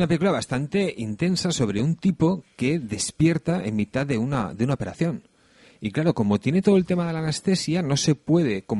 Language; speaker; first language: Spanish; native; Spanish